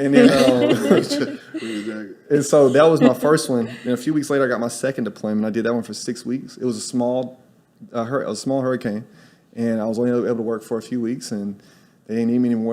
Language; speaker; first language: English; native; English